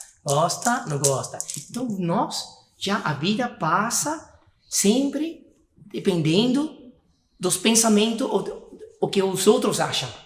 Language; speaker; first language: Portuguese; non-native, fluent; Spanish